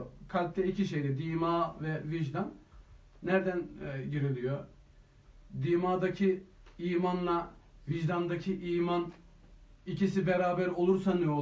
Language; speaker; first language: Turkish; native; Turkish